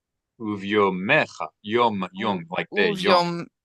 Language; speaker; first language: Hebrew; non-native, fluent; English